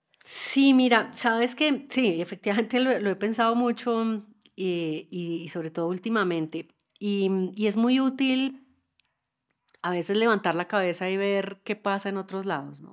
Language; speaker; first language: Spanish; native; Spanish